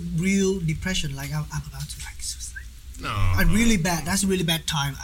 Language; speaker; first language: English; non-native, learner; Vietnamese